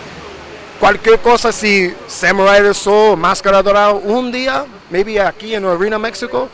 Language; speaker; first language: Spanish; early bilingual, heritage; English